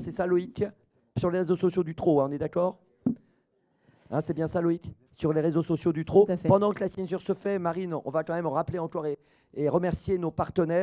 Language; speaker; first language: French; native; French